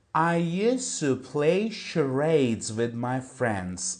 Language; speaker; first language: English; non-native, fluent; Persian